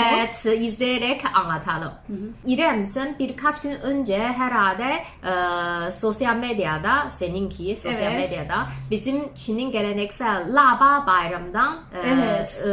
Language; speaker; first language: Turkish; non-native, fluent; Chinese